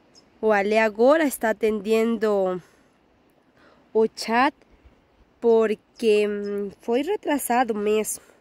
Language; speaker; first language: Portuguese; non-native, fluent; Spanish